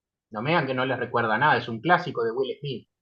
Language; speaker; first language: Spanish; native; Spanish